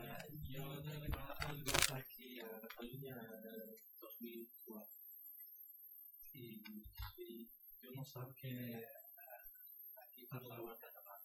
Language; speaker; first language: Catalan; non-native, learner; Spanish